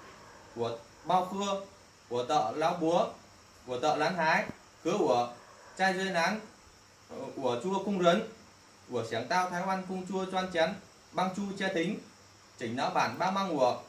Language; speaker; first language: Chinese; non-native, learner; Vietnamese